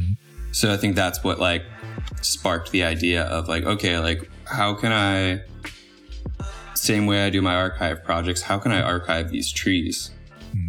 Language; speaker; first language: English; native; English